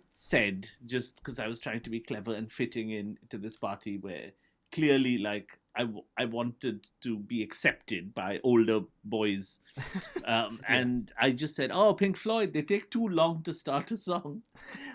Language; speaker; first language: English; non-native, local second language; Bangla